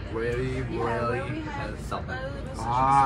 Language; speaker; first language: English; non-native, learner; Thai